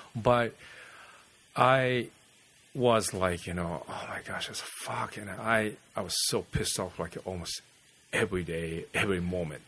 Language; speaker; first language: English; non-native, fluent; Japanese